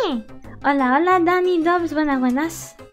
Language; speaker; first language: Spanish; early bilingual, heritage; Spanish